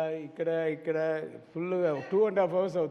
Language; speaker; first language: Telugu; non-native, learner; Tamil